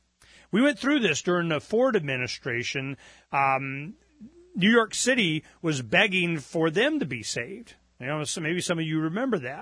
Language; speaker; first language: English; native; English